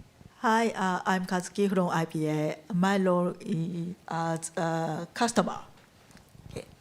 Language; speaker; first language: English; non-native, learner; Japanese